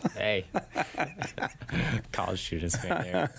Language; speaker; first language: English; native; English